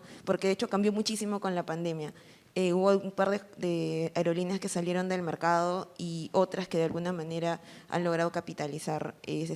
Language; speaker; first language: Spanish; native; Spanish